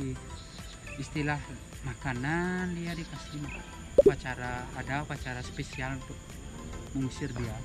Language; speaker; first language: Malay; non-native, local second language; Balinese